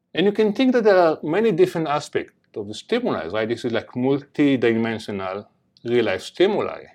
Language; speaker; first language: English; non-native, fluent; Hebrew